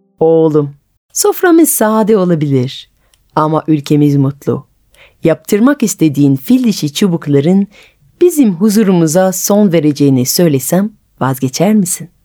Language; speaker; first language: Turkish; non-native, fluent; French